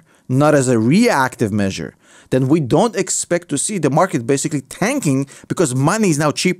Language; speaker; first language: English; native; English